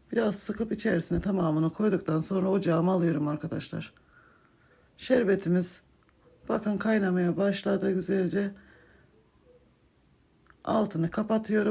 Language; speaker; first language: Turkish; native; Turkish